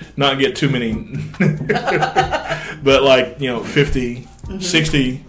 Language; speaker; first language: English; native; English